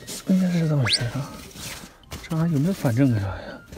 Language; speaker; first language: Chinese; native; Chinese